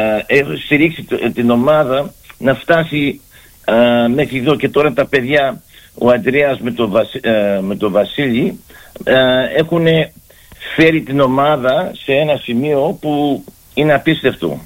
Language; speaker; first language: Greek; early bilingual, heritage; Greek